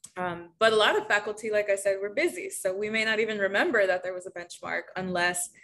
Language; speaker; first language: English; early bilingual, other home language; Spanish